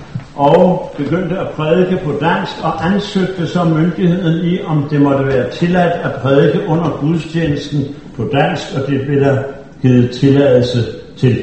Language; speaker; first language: Danish; native; Danish